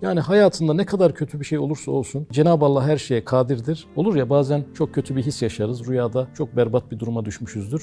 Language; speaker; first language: Turkish; native; Turkish